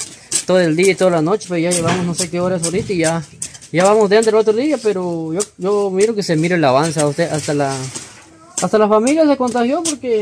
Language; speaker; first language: Spanish; native; Spanish